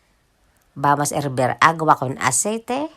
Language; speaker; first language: Spanish; non-native, learner; Filipino